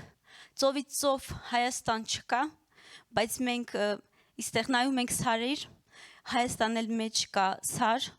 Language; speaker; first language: Armenian; early bilingual, heritage; Armenian